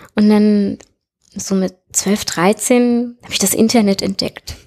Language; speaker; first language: German; native; German